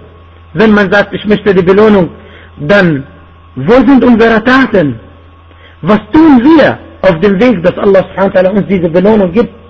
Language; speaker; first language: German; non-native, fluent; Arabic